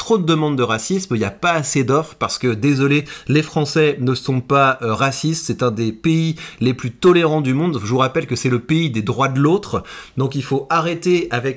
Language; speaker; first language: French; native; French